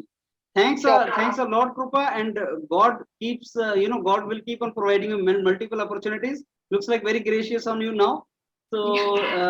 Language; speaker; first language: English; non-native, local second language; Hindi